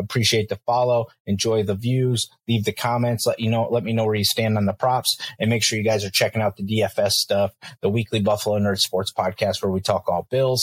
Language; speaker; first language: English; native; English